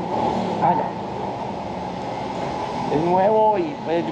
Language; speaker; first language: Spanish; native; Spanish